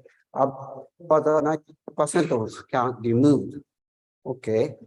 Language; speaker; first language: English; non-native, learner; Japanese